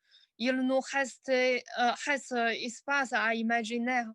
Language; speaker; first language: French; non-native, learner; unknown